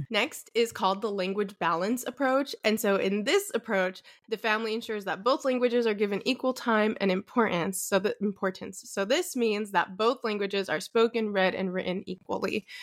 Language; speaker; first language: English; early bilingual, other home language; Arabic